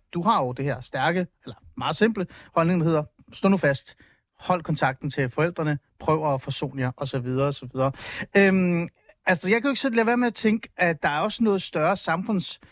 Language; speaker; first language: Danish; early bilingual, other home language; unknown